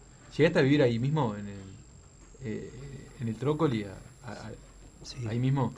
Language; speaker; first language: Spanish; native; Spanish